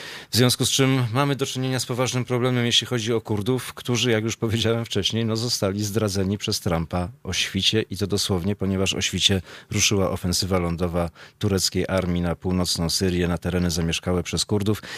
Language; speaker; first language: Polish; native; Polish